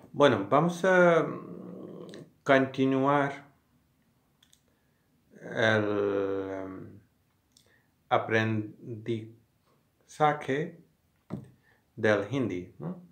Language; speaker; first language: Spanish; non-native, learner; Hindi